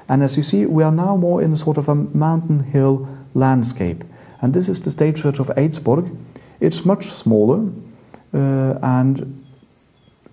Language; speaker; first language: English; non-native, fluent; Norwegian